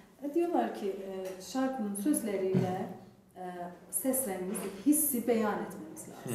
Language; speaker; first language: Turkish; non-native, fluent; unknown